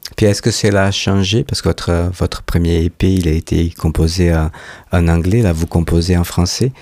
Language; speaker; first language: French; non-native, fluent; Portuguese